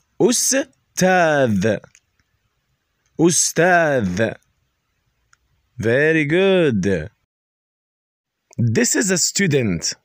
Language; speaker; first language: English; non-native, learner; Arabic